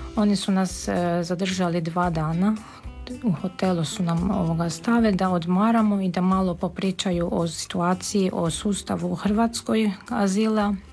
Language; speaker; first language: Serbian; non-native, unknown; Armenian